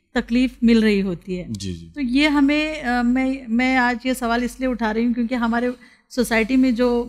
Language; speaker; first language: Hindi; non-native, local second language; Urdu